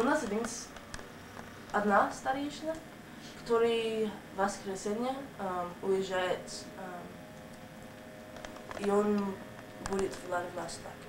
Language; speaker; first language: Russian; non-native, learner; English